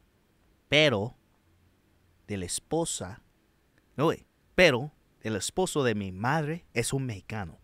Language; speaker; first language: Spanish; non-native, learner; English